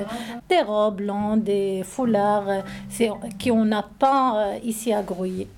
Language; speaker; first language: French; non-native, learner; Arabic